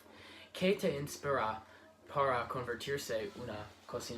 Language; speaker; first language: Spanish; non-native, learner; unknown